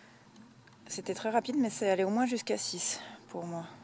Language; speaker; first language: French; native; French